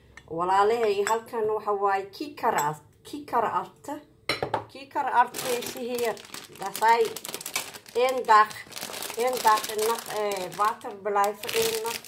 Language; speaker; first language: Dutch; non-native, learner; Somali